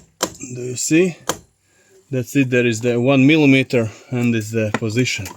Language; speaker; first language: English; non-native, learner; Latvian